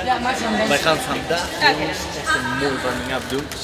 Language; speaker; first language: Dutch; non-native, fluent; Greek